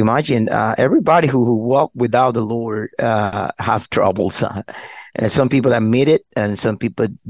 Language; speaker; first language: English; non-native, fluent; Spanish